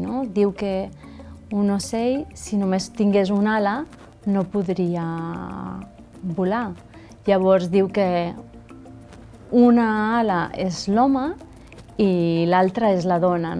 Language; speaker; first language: Catalan; early bilingual, other home language; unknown